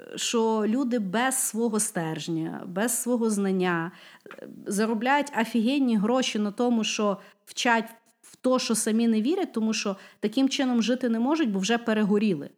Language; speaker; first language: Ukrainian; non-native, local second language; Russian